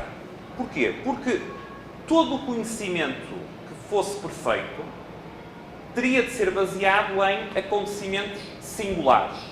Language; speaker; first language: Portuguese; native; Portuguese